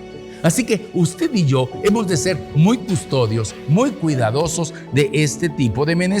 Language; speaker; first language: Spanish; native; Spanish